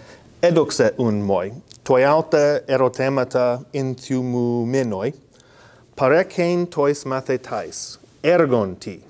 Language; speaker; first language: Greek; non-native, fluent; English